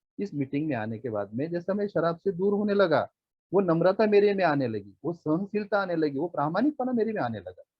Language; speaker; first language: Hindi; non-native, local second language; Marathi